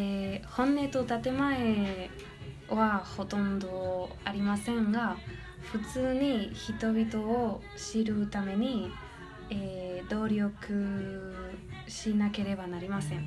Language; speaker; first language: Japanese; non-native, learner; Spanish